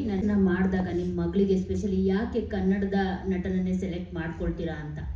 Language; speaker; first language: Kannada; native; Kannada